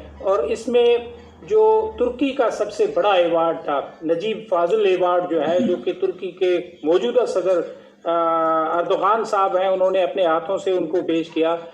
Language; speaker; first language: Urdu; non-native, local second language; Sindhi